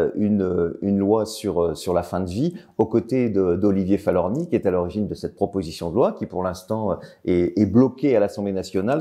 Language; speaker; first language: French; native; French